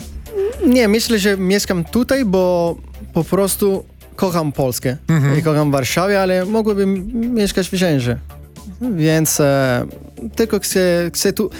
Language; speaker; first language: Polish; non-native, learner; Italian